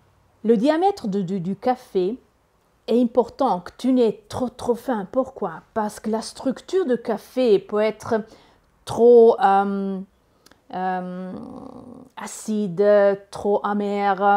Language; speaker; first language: French; non-native, learner; Italian